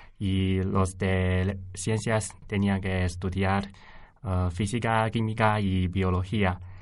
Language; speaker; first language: Spanish; non-native, learner; Chinese